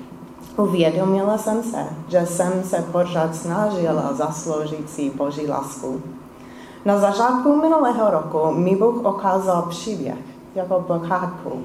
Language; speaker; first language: Czech; non-native, fluent; English